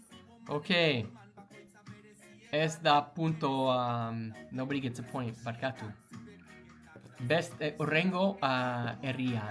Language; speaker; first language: Basque; non-native, learner; English